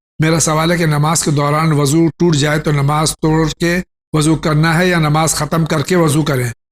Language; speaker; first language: Urdu; native; Urdu